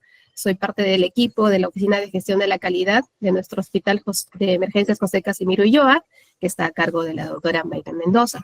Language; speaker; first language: Spanish; native; Spanish